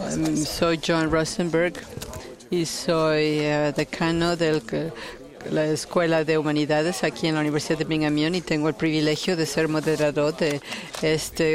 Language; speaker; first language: Spanish; non-native, fluent; English